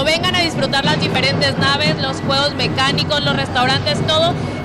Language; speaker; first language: Spanish; native; Spanish